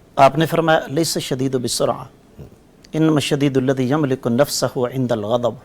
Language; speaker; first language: Urdu; non-native, local second language; Punjabi